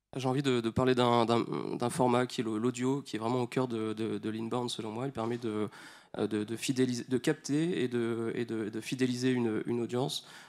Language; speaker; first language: French; native; French